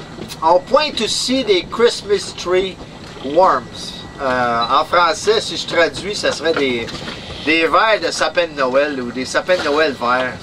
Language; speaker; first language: French; native; French